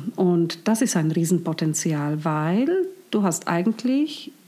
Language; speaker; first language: German; non-native, fluent; Slovak